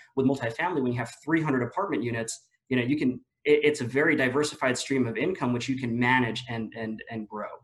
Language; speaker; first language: English; non-native, local second language; Filipino